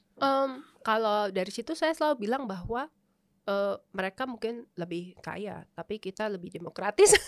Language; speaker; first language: Indonesian; native; Indonesian